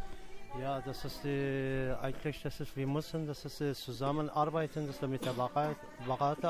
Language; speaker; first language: German; non-native, local second language; Turkish